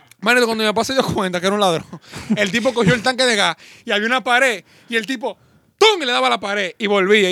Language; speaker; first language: Spanish; native; Spanish